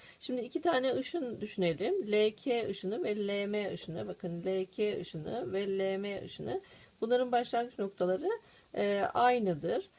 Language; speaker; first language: Turkish; native; Turkish